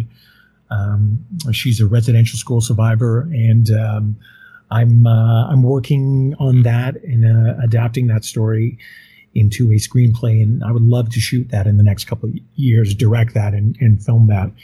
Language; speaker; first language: English; native; English